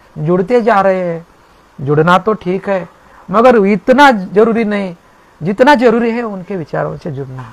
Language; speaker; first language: Hindi; non-native, local second language; Marathi